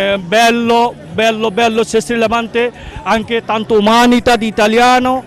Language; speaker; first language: Italian; non-native, learner; Bangla